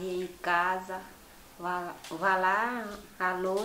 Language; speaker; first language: Portuguese; non-native, local second language; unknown